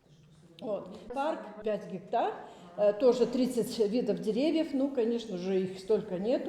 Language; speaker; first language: Russian; native; Russian